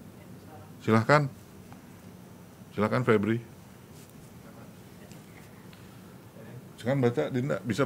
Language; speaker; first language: Indonesian; native; Indonesian